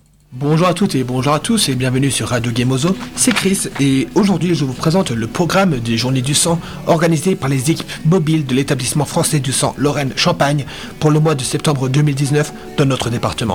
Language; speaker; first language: French; native; French